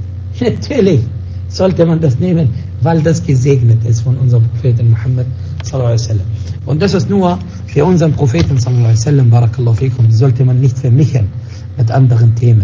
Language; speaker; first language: German; non-native, fluent; Arabic